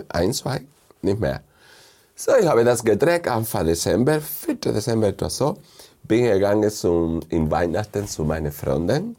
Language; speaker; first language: German; non-native, fluent; Spanish